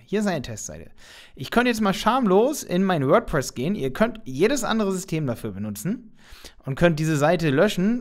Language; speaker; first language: German; native; German